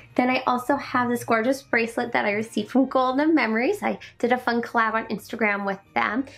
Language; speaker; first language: English; native; English